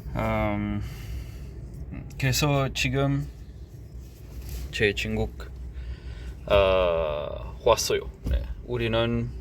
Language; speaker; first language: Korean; non-native, learner; French